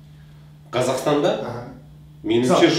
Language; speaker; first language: Kazakh; non-native, local second language; Russian